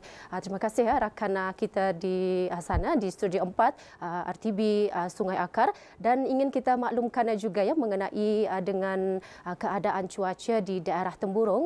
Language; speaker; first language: Malay; native; Malay